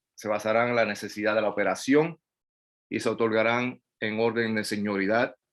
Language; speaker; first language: Spanish; non-native, fluent; English